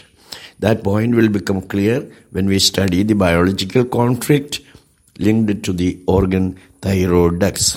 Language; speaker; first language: English; non-native, local second language; Malayalam